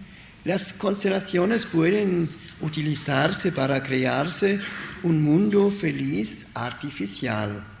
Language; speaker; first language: Spanish; non-native, learner; German